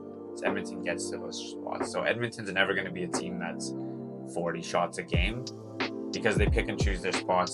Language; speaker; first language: English; native; English